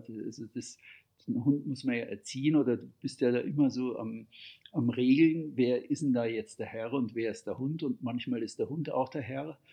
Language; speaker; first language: German; native; German